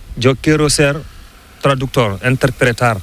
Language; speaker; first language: Spanish; non-native, learner; Fula